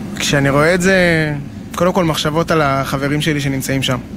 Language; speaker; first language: Hebrew; native; Hebrew